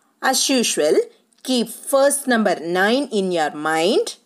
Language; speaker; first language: English; non-native, local second language; Tamil